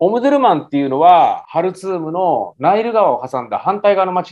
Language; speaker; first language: Japanese; native; Japanese